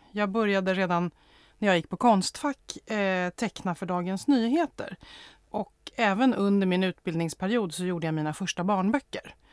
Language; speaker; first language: Swedish; native; Swedish